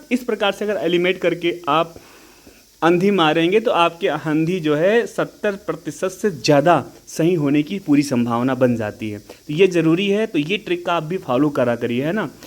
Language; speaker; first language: Hindi; native; Hindi